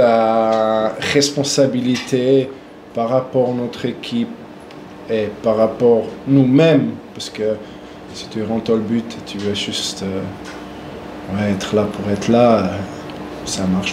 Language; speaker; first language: French; non-native, local second language; German